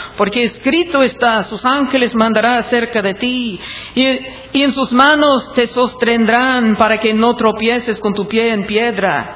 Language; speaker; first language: Spanish; non-native, fluent; English